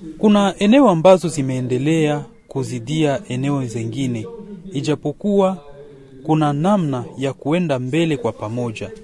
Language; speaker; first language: Swahili; non-native, local second language; Kinyarwanda